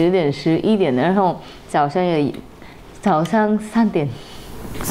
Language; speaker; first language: Chinese; non-native, fluent; Vietnamese